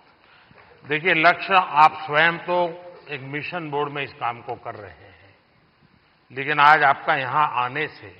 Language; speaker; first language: Hindi; non-native, local second language; Gujarati